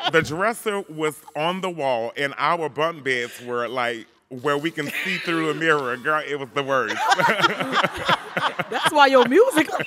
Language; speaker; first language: English; native; English